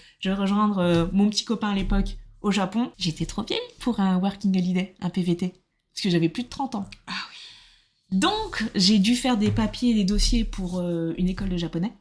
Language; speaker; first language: French; native; French